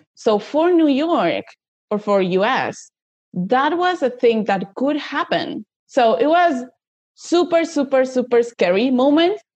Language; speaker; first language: English; non-native, fluent; Spanish